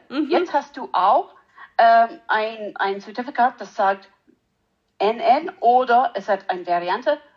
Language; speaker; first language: German; non-native, learner; English